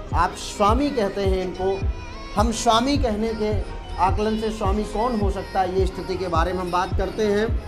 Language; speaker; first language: Hindi; native; Hindi